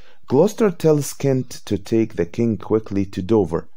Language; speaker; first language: English; non-native, fluent; Arabic